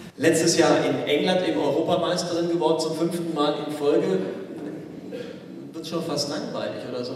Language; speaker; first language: German; native; German